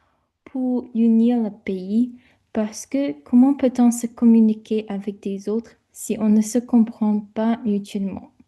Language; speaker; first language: French; non-native, fluent; English